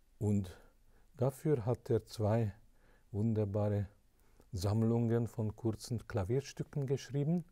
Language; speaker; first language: German; non-native, fluent; Hungarian